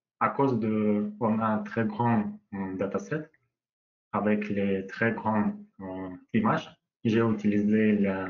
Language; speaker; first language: French; non-native, learner; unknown